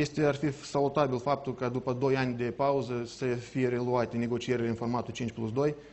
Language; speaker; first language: Romanian; native; Romanian